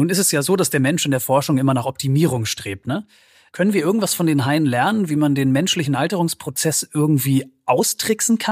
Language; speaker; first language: German; native; German